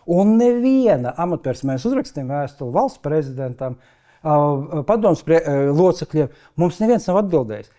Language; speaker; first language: Latvian; native; Latvian